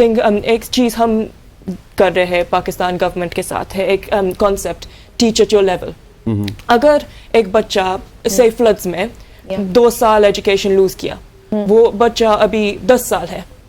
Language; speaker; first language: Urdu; early bilingual, heritage; Urdu